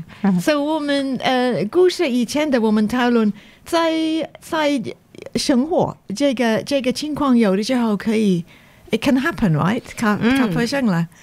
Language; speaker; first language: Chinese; non-native, learner; English